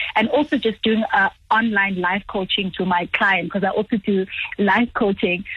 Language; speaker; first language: English; non-native, local second language; Zulu